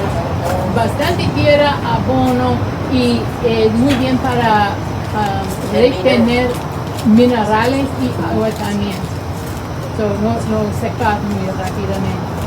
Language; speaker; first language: Spanish; non-native, learner; English